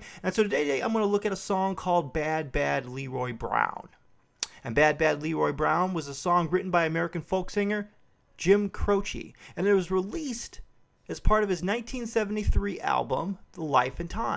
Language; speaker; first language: English; native; English